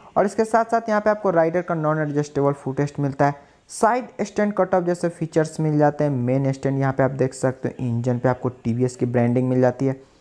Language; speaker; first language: Hindi; native; Hindi